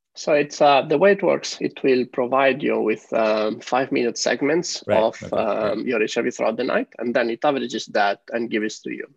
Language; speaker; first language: English; non-native, fluent; Italian